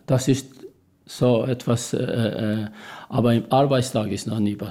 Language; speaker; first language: German; non-native, learner; Albanian